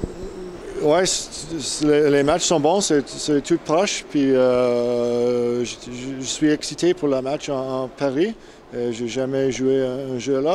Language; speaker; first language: French; non-native, learner; English